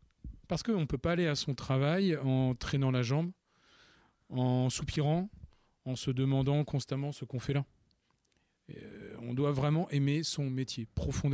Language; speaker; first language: French; native; French